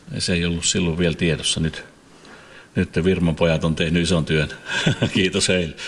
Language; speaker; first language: Finnish; native; Finnish